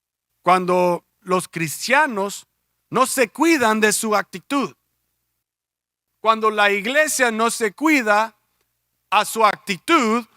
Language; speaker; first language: Spanish; early bilingual, heritage; Spanish